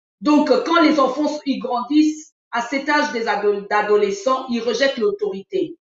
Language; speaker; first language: French; non-native, local second language; Lingala